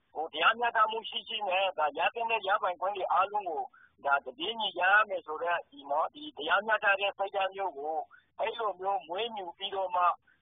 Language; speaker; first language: Burmese; native; Burmese